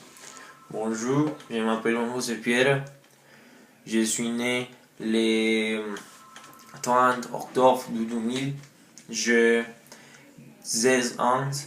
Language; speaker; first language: French; non-native, learner; Spanish